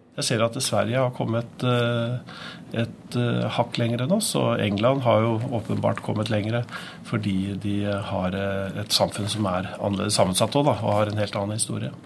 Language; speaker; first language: Norwegian; early bilingual, other home language; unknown